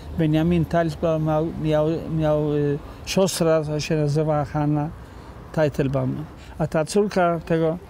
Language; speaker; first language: Polish; non-native, local second language; Yiddish